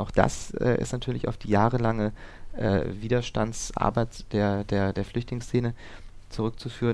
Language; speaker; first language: German; native; German